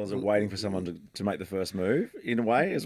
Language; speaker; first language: English; native; English